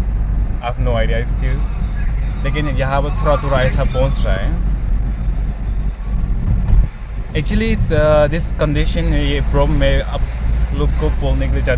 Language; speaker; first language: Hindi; non-native, local second language; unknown